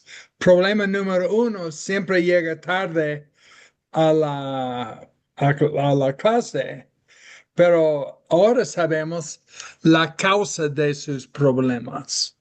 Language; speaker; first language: Spanish; non-native, fluent; English